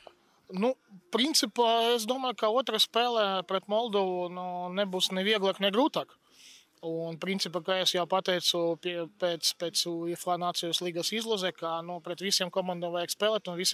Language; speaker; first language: Latvian; non-native, local second language; Russian